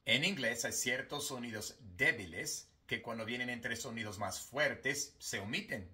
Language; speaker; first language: Spanish; non-native, fluent; English